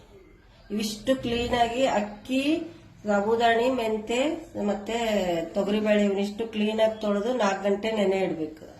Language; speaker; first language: Kannada; native; Kannada